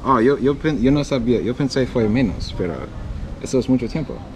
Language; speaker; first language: Spanish; non-native, learner; English